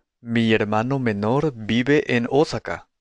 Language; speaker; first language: Spanish; non-native, fluent; Japanese